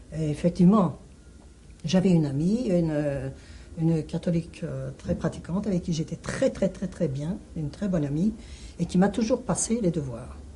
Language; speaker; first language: French; early bilingual, other home language; Hungarian